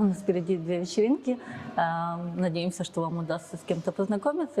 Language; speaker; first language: Russian; native; Russian